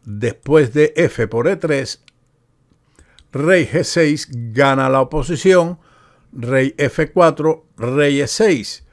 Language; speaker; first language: Spanish; native; Spanish